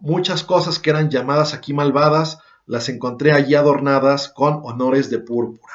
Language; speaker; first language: Spanish; native; Spanish